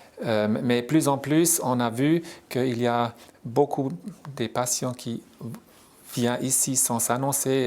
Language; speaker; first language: French; non-native, local second language; German